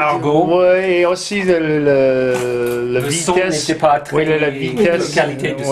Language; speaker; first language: French; non-native, learner; English